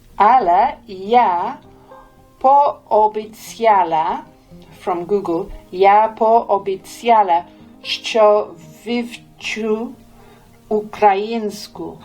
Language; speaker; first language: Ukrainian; non-native, learner; English